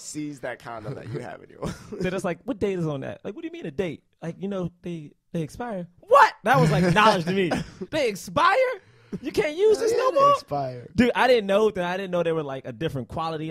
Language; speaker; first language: English; native; English